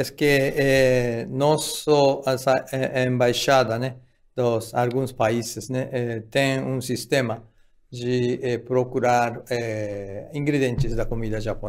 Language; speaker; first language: Portuguese; non-native, fluent; Japanese